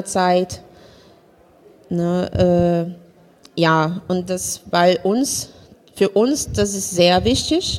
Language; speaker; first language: German; non-native, fluent; Portuguese